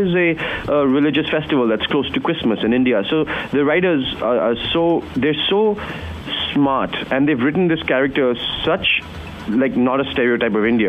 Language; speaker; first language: English; non-native, local second language; Hindi